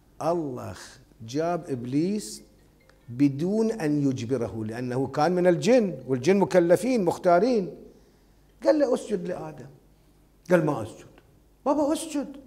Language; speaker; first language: Arabic; native; Arabic